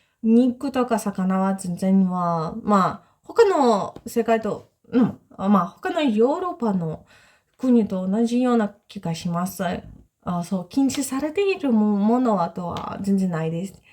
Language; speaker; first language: Japanese; non-native, fluent; Ukrainian